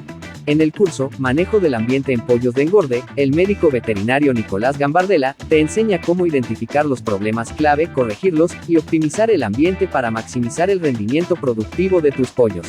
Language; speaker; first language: Spanish; native; Spanish